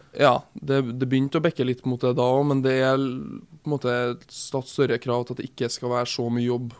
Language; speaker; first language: Norwegian; native; Norwegian